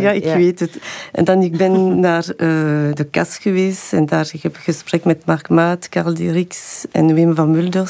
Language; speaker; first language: Dutch; non-native, local second language; French